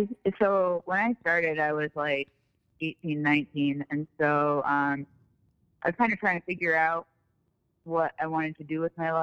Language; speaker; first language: English; native; English